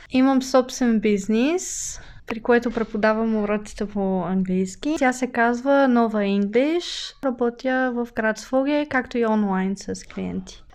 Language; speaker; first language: Bulgarian; early bilingual, other home language; English